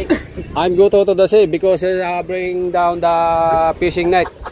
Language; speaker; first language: English; non-native, learner; Filipino